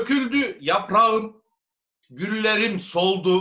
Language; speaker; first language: Turkish; native; Turkish